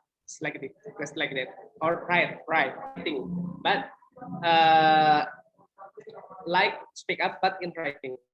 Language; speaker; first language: English; non-native, learner; Indonesian